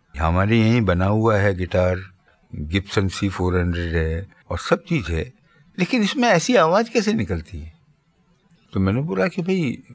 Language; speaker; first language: Hindi; native; Hindi